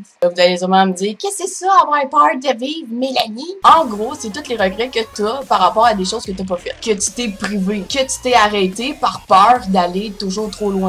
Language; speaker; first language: French; native; French